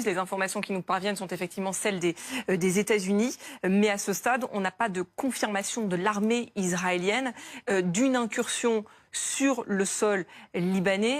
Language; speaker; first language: French; native; French